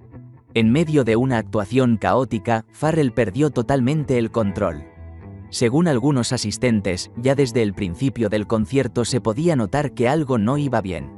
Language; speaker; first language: Spanish; native; Spanish